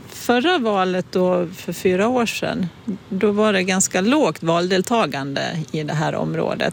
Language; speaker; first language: Swedish; native; Swedish